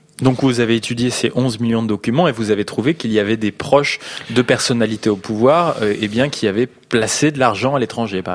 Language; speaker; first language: French; native; French